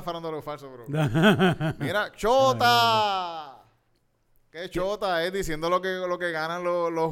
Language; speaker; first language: Spanish; native; Spanish